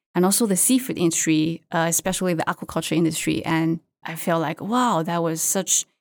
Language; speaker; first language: English; non-native, fluent; Chinese